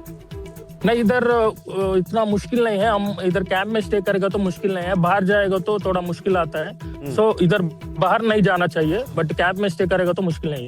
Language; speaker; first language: Hindi; non-native, local second language; Telugu